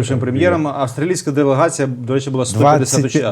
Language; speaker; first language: Ukrainian; native; Ukrainian